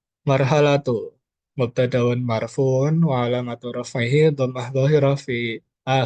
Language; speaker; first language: Arabic; non-native, learner; Indonesian